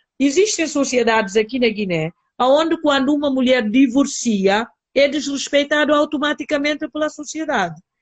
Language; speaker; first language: Portuguese; non-native, local second language; Upper Guinea Crioulo